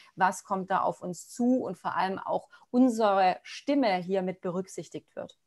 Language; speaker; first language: German; native; German